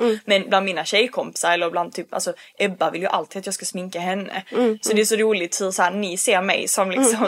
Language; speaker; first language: Swedish; early bilingual, other home language; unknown